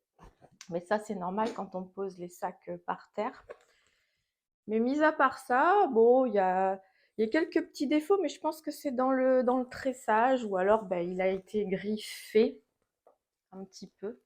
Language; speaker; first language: French; native; French